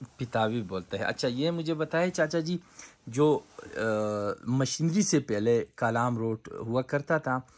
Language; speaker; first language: Urdu; non-native, local second language; Pashto